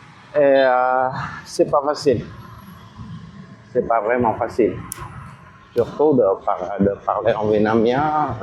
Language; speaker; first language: French; non-native, fluent; Vietnamese